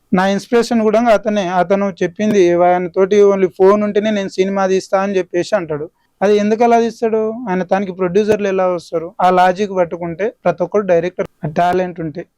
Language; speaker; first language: Telugu; native; Telugu